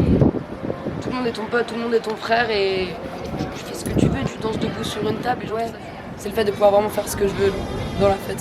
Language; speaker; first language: French; native; French